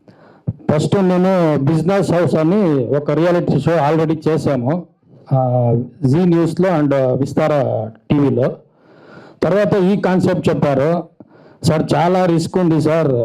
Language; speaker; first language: Telugu; non-native, local second language; Kannada